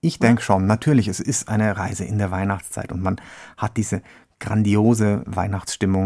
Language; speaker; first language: German; native; German